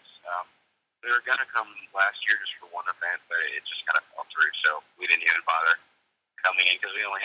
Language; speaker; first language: English; native; English